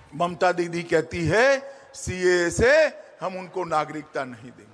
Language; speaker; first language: Hindi; native; Hindi